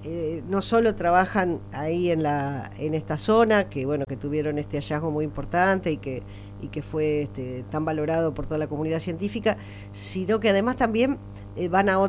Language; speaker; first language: Spanish; native; Spanish